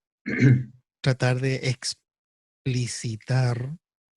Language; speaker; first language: Spanish; native; Spanish